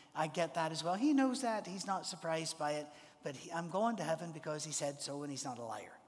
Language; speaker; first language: English; native; English